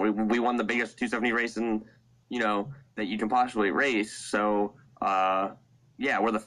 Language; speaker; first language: English; native; English